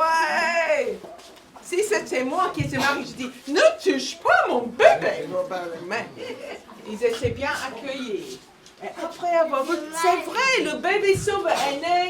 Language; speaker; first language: French; non-native, fluent; English